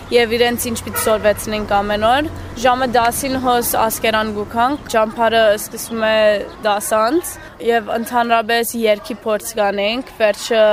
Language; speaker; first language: Armenian; early bilingual, heritage; Armenian